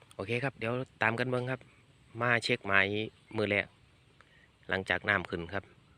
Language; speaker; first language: Thai; native; Thai